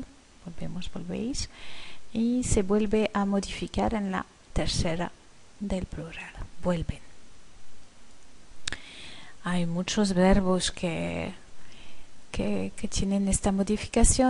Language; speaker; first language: Spanish; non-native, fluent; French